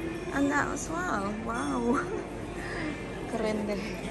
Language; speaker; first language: English; non-native, fluent; Indonesian